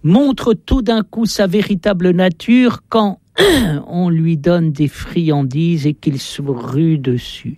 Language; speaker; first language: French; native; French